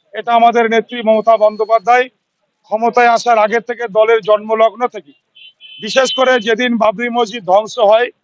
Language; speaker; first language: Bangla; native; Bangla